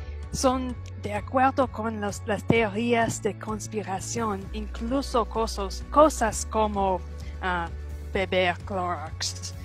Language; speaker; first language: Spanish; non-native, fluent; English